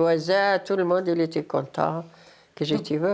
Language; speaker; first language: French; non-native, learner; Arabic